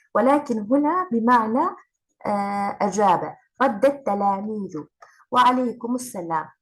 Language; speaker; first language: Arabic; non-native, fluent; Turkish